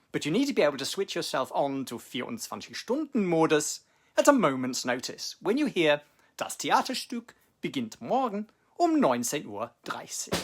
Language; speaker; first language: German; non-native, fluent; English